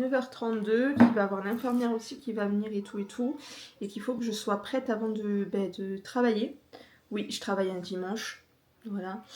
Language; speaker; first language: French; native; French